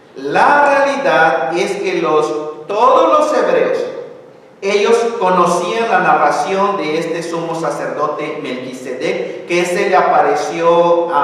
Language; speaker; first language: Spanish; native; Spanish